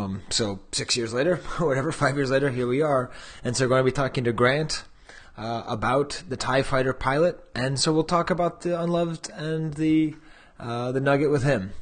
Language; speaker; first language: English; native; English